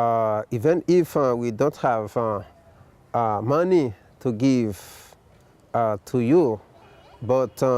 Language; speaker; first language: English; non-native, local second language; Haitian Creole